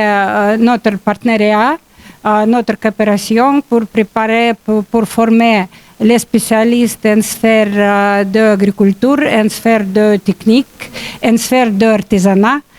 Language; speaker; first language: French; non-native, learner; Russian